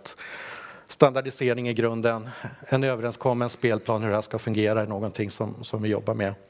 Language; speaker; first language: Swedish; native; Swedish